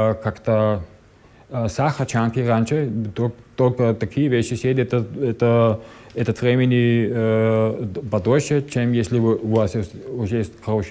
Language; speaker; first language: Russian; non-native, learner; German